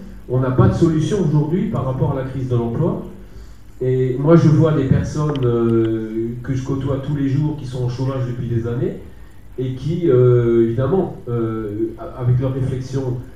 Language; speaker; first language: French; native; French